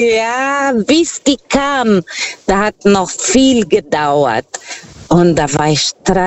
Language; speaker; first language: German; non-native, fluent; Portuguese